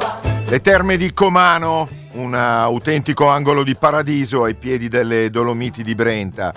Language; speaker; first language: Italian; native; Italian